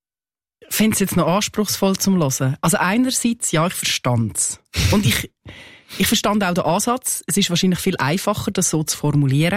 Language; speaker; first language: German; native; German